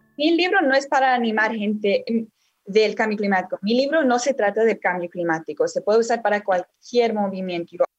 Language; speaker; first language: Spanish; early bilingual, heritage; Spanish